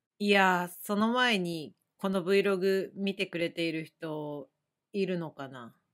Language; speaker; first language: Japanese; native; Japanese